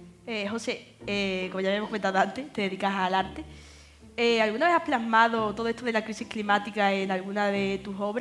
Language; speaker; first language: Spanish; native; Spanish